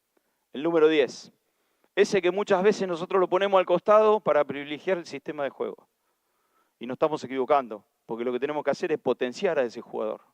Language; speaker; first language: Spanish; native; Spanish